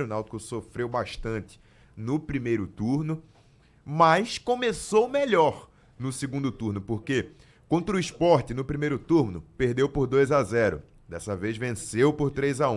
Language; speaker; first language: Portuguese; native; Portuguese